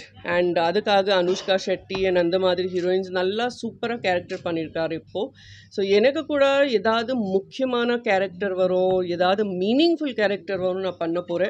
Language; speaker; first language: Tamil; non-native, learner; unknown